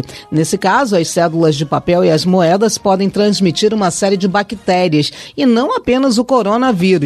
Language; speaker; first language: Portuguese; native; Portuguese